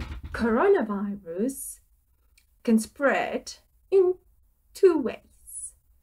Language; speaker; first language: English; non-native, fluent; Polish